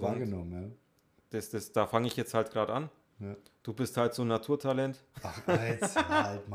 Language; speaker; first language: German; native; German